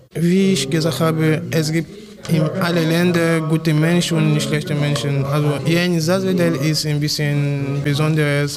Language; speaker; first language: German; non-native, learner; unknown